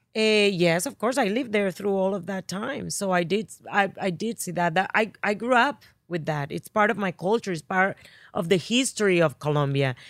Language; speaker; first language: English; non-native, fluent; Spanish